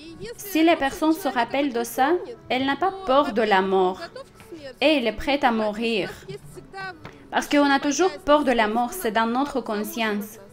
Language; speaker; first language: French; non-native, fluent; Russian